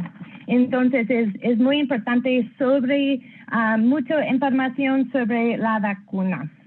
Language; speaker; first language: Spanish; non-native, learner; English